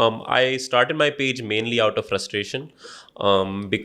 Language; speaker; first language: English; non-native, local second language; Urdu